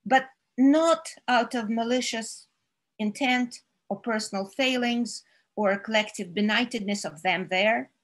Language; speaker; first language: English; non-native, fluent; Russian